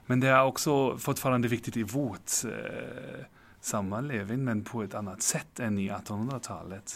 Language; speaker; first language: Swedish; non-native, fluent; German